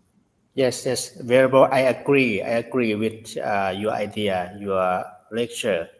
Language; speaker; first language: English; non-native, learner; Thai